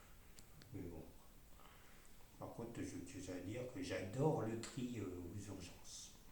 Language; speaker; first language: French; native; French